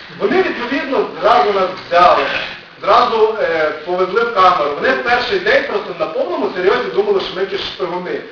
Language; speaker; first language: Ukrainian; native; Ukrainian